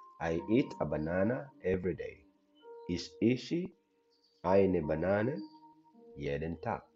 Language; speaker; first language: English; non-native, learner; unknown